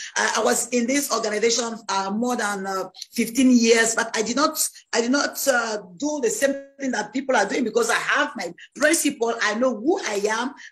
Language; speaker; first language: English; non-native, learner; French